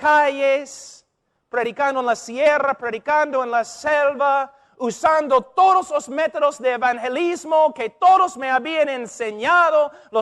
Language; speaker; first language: Spanish; non-native, fluent; English